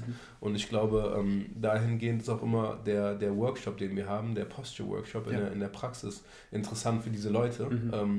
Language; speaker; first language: German; native; German